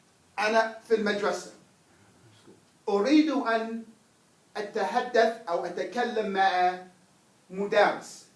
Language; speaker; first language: Arabic; non-native, fluent; English